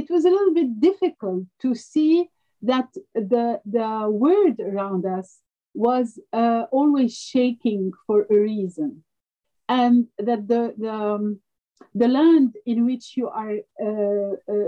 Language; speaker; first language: English; non-native, fluent; French